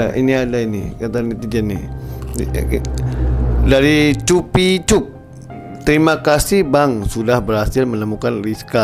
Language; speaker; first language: Indonesian; native; Indonesian